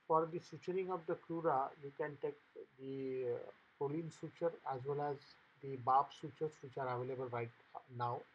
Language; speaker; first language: English; non-native, local second language; Marathi